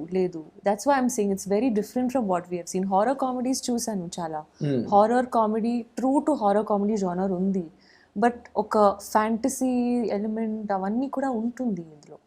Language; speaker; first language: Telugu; non-native, learner; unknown